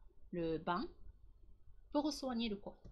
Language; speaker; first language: French; non-native, learner; Japanese